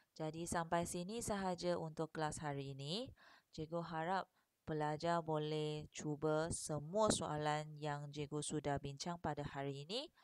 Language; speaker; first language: Malay; non-native, local second language; Chinese